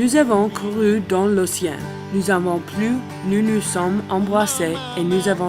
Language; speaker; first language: French; non-native, learner; English